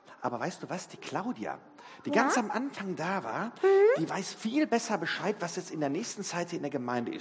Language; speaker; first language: German; native; German